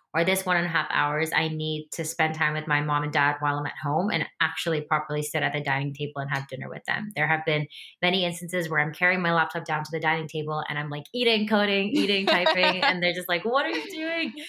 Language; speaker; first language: English; native; English